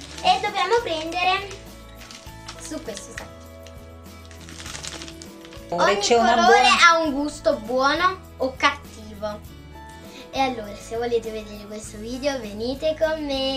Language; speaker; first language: Italian; early bilingual, other home language; Portuguese